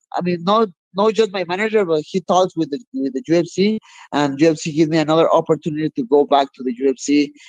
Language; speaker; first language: English; non-native, learner; Spanish